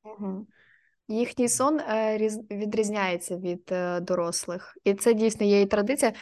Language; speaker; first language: Ukrainian; non-native, local second language; Russian